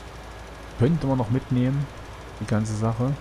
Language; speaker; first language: German; native; German